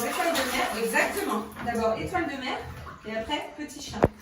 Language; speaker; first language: French; native; French